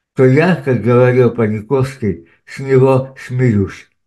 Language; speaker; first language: Russian; native; Russian